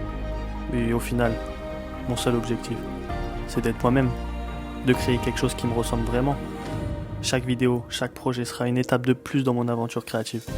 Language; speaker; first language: French; native; French